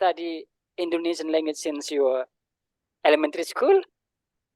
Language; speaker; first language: English; non-native, learner; Indonesian